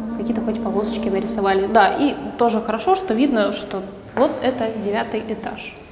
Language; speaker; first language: Russian; native; Russian